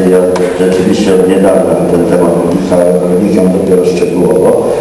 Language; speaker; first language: Polish; native; Polish